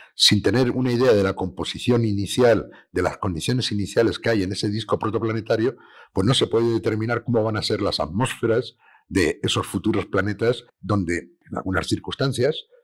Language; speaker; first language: Spanish; native; Spanish